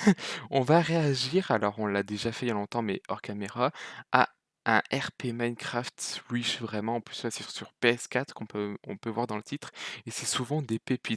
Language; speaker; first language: French; native; French